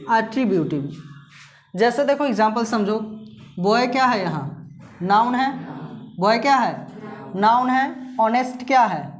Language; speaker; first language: Hindi; native; Hindi